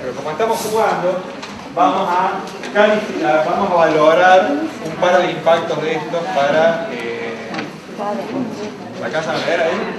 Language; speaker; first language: Spanish; native; Spanish